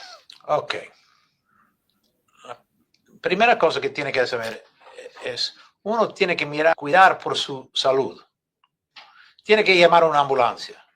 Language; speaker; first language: Spanish; non-native, fluent; English